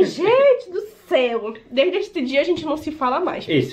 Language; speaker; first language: Portuguese; native; Portuguese